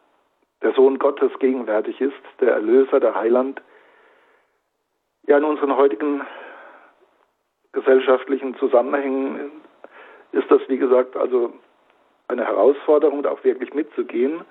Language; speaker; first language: German; native; German